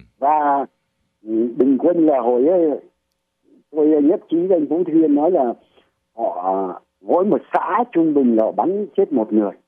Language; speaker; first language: Vietnamese; native; Vietnamese